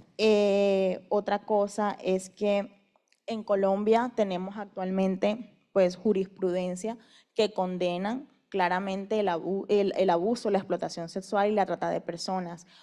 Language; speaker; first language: Spanish; native; Spanish